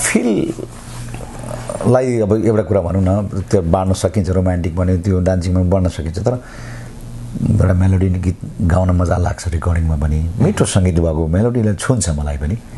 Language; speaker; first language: Nepali; native; Nepali